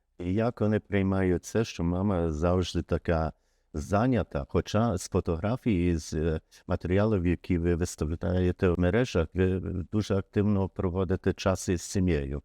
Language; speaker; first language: Ukrainian; early bilingual, heritage; Ukrainian